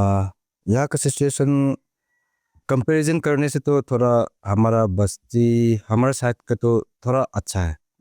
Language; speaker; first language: Hindi; non-native, local second language; Manipuri